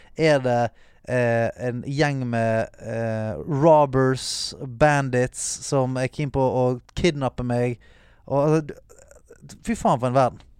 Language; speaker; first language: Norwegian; native; Norwegian